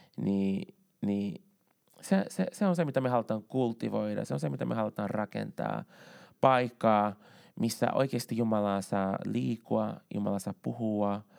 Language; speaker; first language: Finnish; non-native, fluent; Portuguese